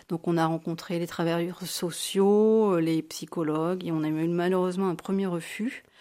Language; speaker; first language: French; native; French